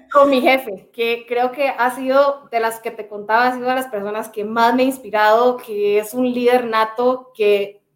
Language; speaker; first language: Spanish; native; Spanish